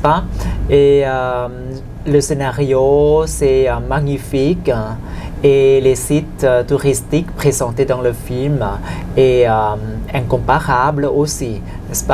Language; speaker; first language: French; non-native, fluent; Thai